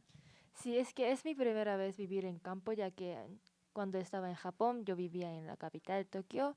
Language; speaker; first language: Spanish; non-native, learner; Japanese